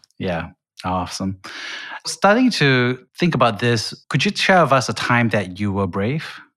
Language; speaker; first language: English; native; English